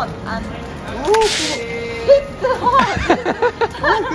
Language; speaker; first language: English; non-native, learner; Japanese